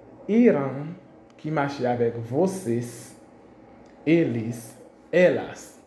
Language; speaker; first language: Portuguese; non-native, fluent; Haitian Creole